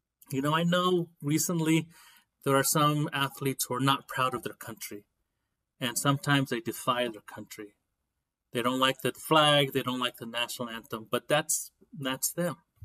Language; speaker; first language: English; native; English